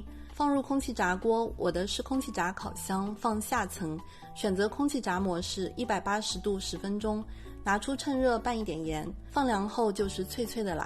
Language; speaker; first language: Chinese; native; Chinese